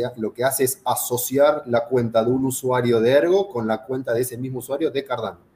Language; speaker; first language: Spanish; native; Spanish